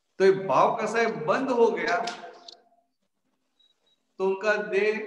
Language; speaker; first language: Hindi; non-native, local second language; Gujarati